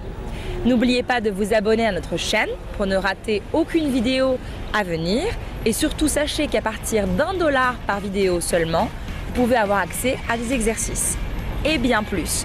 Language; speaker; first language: French; native; French